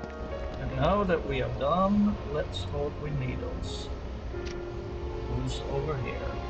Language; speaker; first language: English; non-native, fluent; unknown